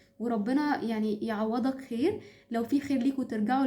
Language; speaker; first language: Arabic; native; Arabic